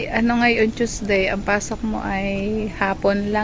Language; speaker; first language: Filipino; native; Filipino